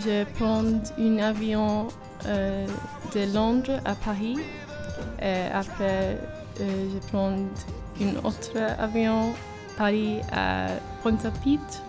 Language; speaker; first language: French; non-native, learner; English